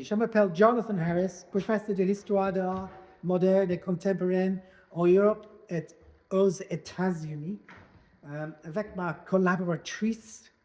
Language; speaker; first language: French; non-native, fluent; English